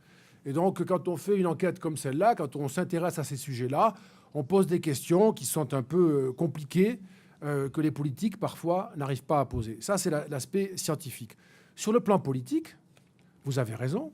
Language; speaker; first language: French; native; French